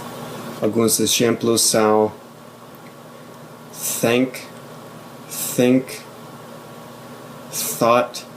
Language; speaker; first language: Portuguese; non-native, fluent; English